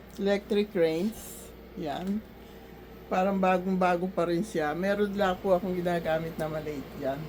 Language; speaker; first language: Filipino; non-native, local second language; Pampanga